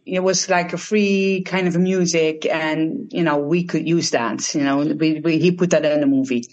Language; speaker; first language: English; non-native, fluent; Dutch